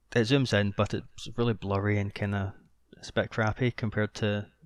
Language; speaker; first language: English; native; English